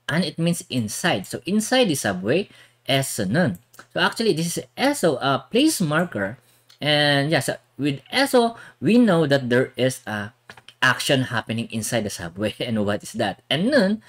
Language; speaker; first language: English; non-native, local second language; Filipino